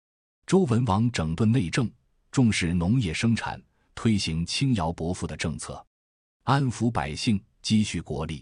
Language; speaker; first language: Chinese; native; Chinese